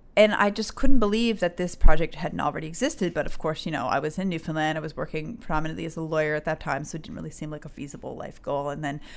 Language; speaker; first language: English; native; English